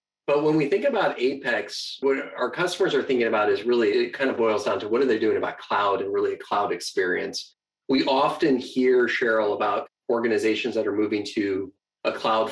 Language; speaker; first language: English; native; English